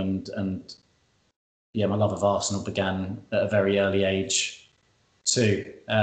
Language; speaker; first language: English; native; English